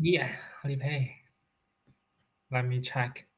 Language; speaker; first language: English; non-native, learner; Chinese